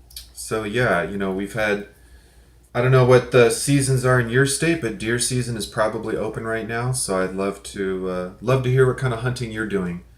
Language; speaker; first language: English; native; English